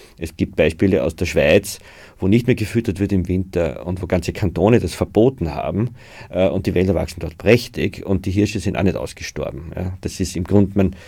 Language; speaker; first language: German; native; German